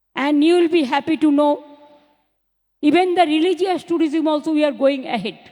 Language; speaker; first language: English; non-native, local second language; Bangla